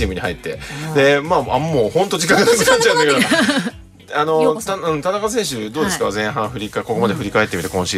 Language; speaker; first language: Japanese; native; Japanese